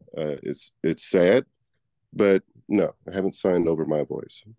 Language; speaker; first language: English; native; English